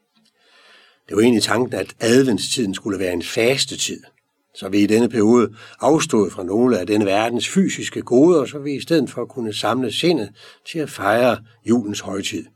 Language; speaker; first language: Danish; native; Danish